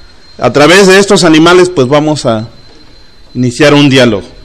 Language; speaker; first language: Spanish; non-native, local second language; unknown